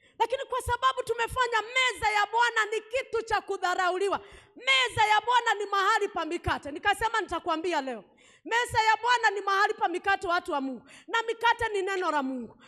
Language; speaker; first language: Swahili; non-native, local second language; Kikuyu